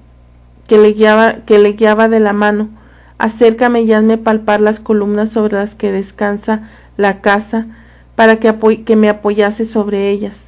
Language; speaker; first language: Spanish; native; Spanish